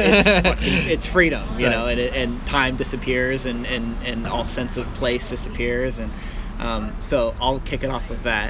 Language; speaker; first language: English; native; English